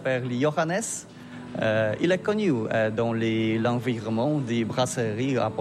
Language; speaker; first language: French; non-native, learner; Polish